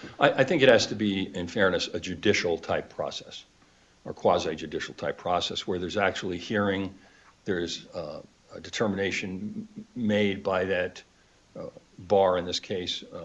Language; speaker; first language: English; native; English